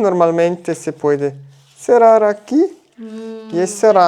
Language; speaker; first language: Spanish; non-native, learner; German